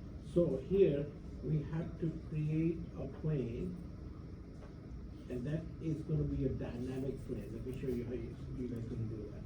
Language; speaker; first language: English; non-native, fluent; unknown